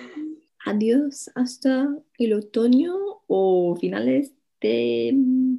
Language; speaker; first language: Spanish; non-native, fluent; English